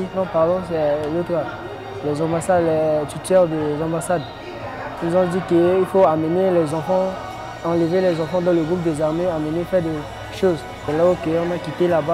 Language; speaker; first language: French; non-native, local second language; Sango